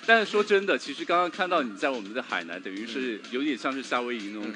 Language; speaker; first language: Chinese; native; Chinese